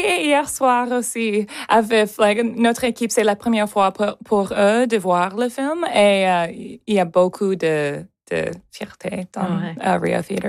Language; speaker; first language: French; non-native, local second language; English